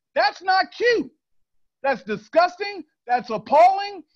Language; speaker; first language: English; native; English